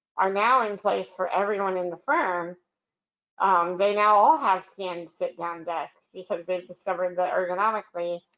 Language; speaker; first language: English; native; English